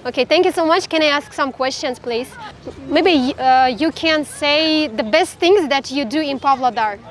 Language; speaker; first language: English; non-native, learner; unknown